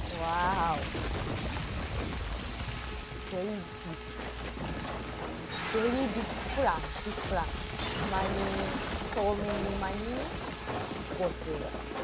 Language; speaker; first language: English; non-native, learner; Japanese